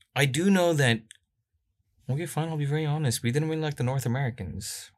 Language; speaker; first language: English; non-native, local second language; Korean